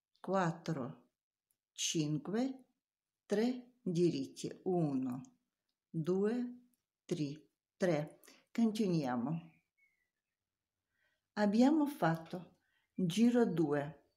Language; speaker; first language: Italian; non-native, learner; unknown